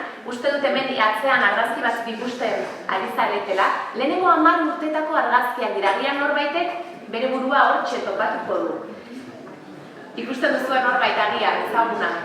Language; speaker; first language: Basque; native; Basque